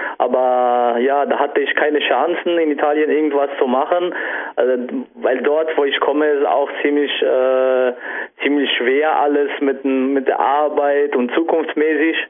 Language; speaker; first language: German; non-native, fluent; Italian